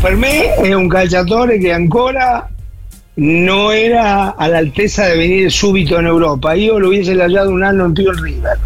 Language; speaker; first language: Italian; non-native, fluent; Spanish